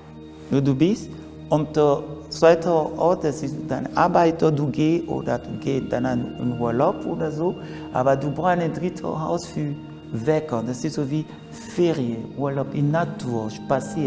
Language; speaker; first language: German; non-native, learner; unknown